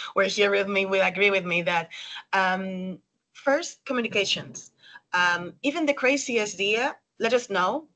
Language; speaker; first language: English; non-native, fluent; Spanish